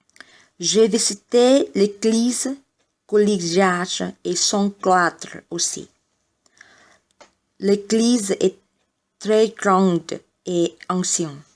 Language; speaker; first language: French; non-native, learner; Vietnamese